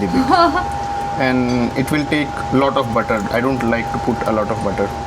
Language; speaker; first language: English; non-native, local second language; Hindi